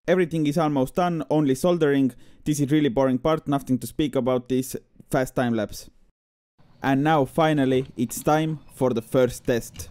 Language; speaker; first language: English; non-native, fluent; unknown